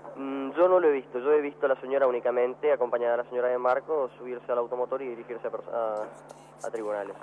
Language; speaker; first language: Spanish; non-native, fluent; Portuguese